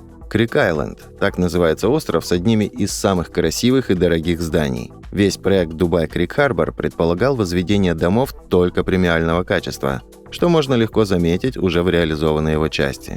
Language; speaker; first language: Russian; native; Russian